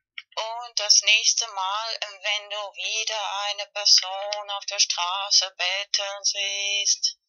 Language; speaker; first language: German; non-native, fluent; Spanish